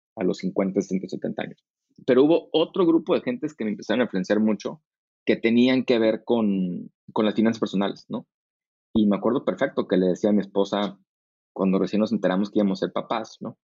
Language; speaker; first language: Spanish; native; Spanish